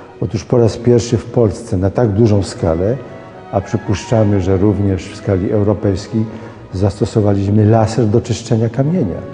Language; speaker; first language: Polish; native; Polish